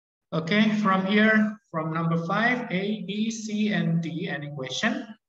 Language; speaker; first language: English; non-native, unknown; Indonesian